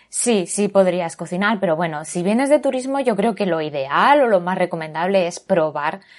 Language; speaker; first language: Spanish; native; Spanish